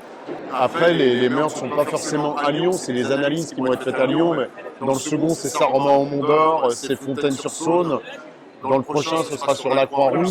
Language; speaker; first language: French; native; French